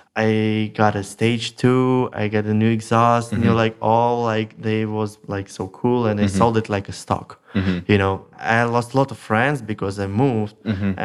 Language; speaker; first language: English; non-native, learner; Russian